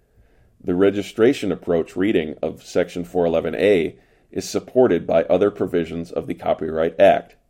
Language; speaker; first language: English; native; English